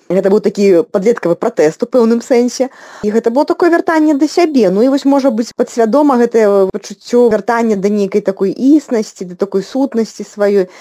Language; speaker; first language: Belarusian; non-native, local second language; Russian